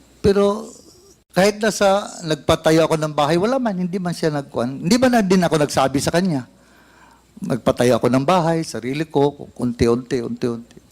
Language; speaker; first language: Filipino; non-native, local second language; Cebuano